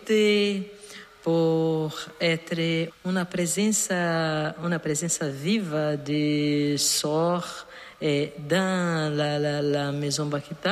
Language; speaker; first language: French; non-native, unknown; Portuguese